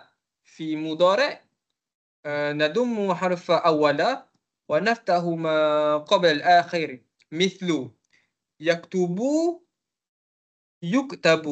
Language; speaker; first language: Arabic; non-native, learner; Malay